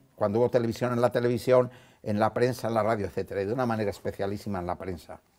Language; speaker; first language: Spanish; native; Spanish